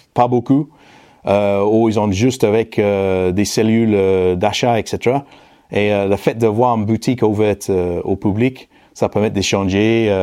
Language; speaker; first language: French; non-native, fluent; English